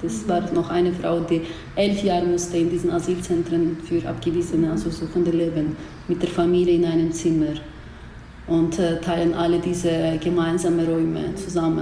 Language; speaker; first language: German; non-native, learner; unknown